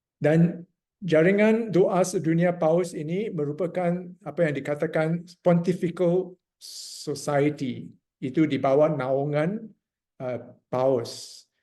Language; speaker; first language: Malay; non-native, local second language; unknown